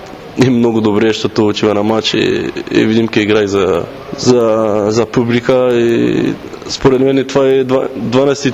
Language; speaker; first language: Bulgarian; non-native, learner; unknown